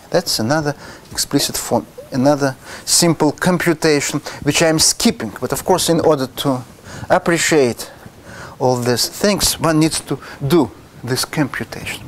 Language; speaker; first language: English; non-native, fluent; Russian